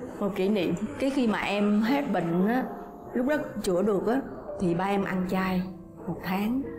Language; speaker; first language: Vietnamese; native; Vietnamese